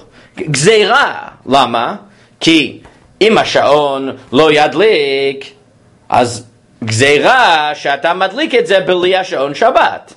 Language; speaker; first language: Hebrew; non-native, fluent; English